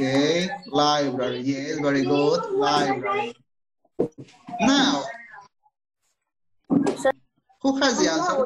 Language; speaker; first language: English; non-native, fluent; Spanish